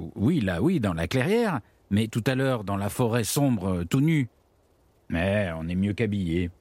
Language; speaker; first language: French; native; French